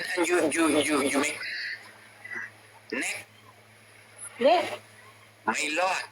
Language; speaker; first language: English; non-native, learner; Thai